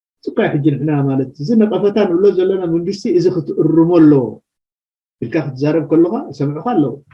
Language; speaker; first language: Tigrinya; native; Tigrinya